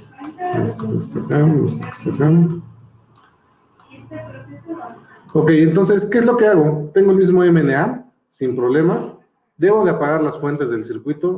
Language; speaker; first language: Spanish; native; Spanish